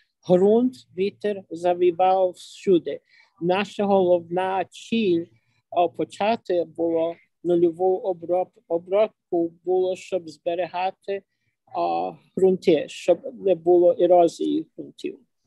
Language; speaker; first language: Ukrainian; early bilingual, other home language; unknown